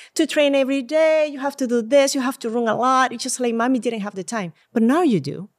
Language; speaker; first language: English; non-native, fluent; Spanish